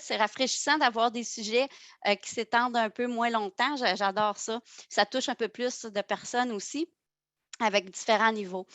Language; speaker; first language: French; native; French